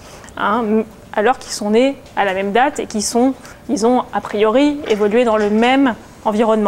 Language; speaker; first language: French; native; French